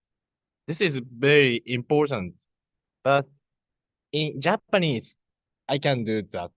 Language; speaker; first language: English; non-native, learner; Japanese